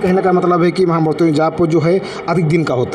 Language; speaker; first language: Hindi; native; Hindi